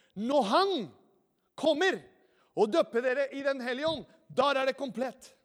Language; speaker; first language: Norwegian; non-native, fluent; Spanish